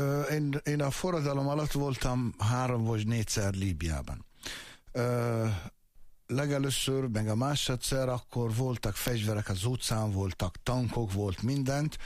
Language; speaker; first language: Hungarian; non-native, fluent; Arabic